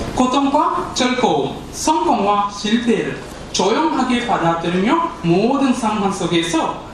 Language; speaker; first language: Korean; non-native, fluent; Sinhala